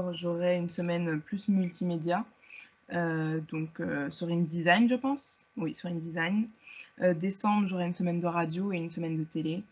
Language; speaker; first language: French; native; French